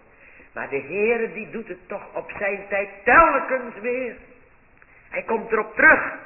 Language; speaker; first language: Dutch; native; Dutch